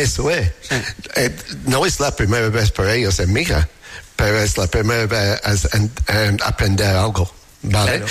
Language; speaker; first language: Spanish; non-native, learner; English